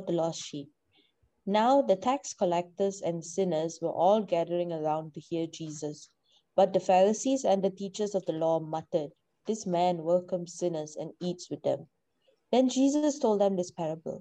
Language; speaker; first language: English; non-native, local second language; Tamil